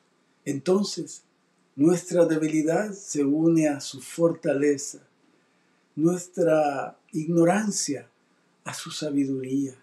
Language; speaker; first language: Spanish; native; Spanish